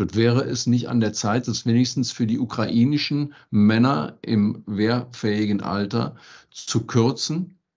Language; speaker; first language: German; native; German